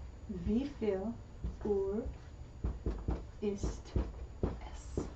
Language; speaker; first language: German; non-native, learner; English